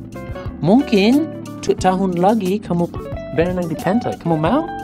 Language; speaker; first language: Indonesian; non-native, learner; English